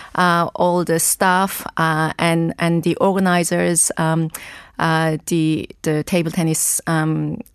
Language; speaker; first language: English; non-native, fluent; Korean